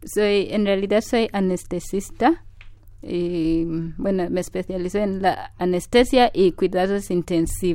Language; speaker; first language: Spanish; non-native, fluent; Ganda